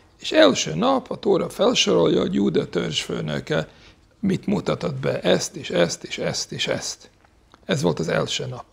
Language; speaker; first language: Hungarian; non-native, fluent; English